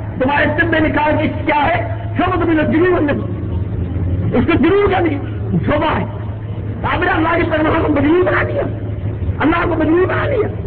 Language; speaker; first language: Urdu; non-native, local second language; Sindhi